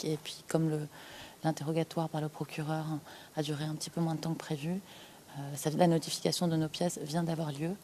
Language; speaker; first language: French; native; French